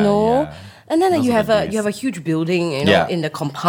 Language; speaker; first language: English; non-native, local second language; Chinese